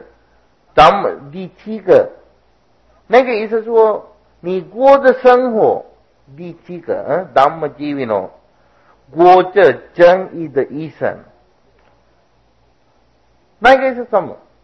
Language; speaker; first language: Chinese; non-native, fluent; Sinhala